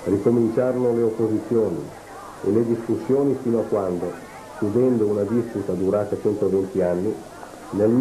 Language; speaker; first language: Italian; native; Italian